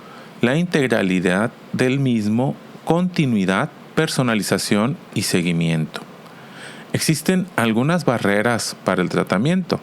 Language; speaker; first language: Spanish; native; Spanish